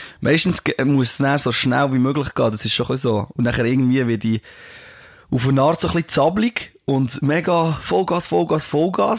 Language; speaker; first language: German; native; German